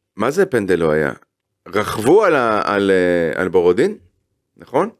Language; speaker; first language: Hebrew; native; Hebrew